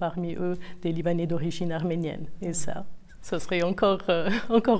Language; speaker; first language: French; non-native, local second language; Arabic